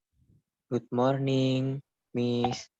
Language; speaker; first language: English; non-native, learner; Indonesian